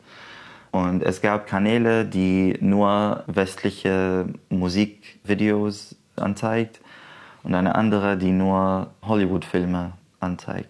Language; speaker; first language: German; non-native, fluent; Arabic